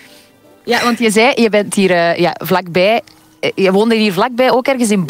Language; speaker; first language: Dutch; native; Dutch